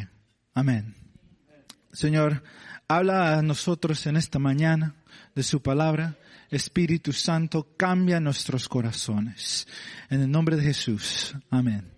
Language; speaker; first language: Spanish; non-native, learner; English